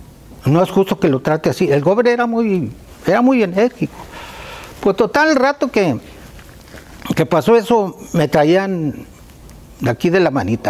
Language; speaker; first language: Spanish; native; Spanish